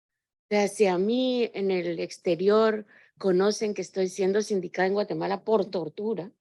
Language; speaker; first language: Spanish; native; Spanish